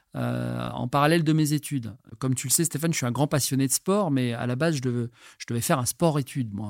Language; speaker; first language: French; native; French